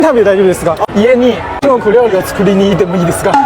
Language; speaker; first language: Japanese; non-native, learner; Chinese